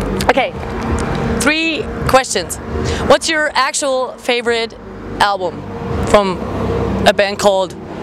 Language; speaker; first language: English; non-native, fluent; German